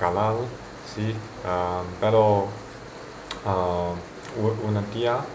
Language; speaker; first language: Spanish; non-native, learner; Chinese